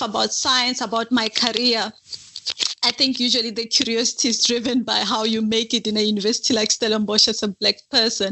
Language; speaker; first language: English; non-native, local second language; Northern Sotho